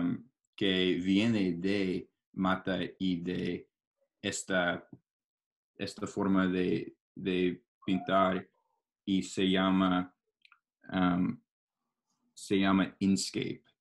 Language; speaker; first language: Spanish; non-native, learner; English